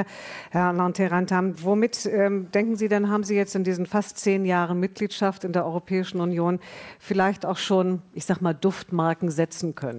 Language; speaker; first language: German; native; German